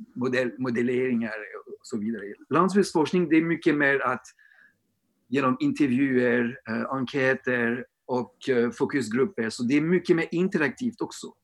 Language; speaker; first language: Swedish; non-native, fluent; French